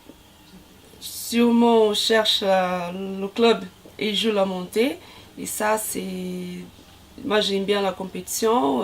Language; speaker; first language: French; non-native, fluent; Portuguese